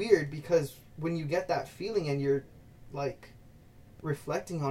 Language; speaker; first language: English; early bilingual, other home language; Spanish